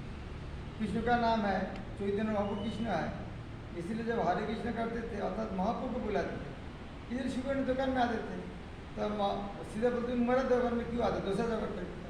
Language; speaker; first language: Hindi; non-native, local second language; Bangla